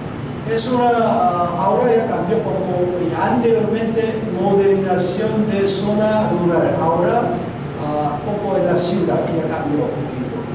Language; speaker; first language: Spanish; non-native, learner; Korean